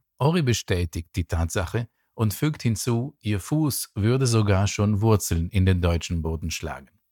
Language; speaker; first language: German; non-native, fluent; Hebrew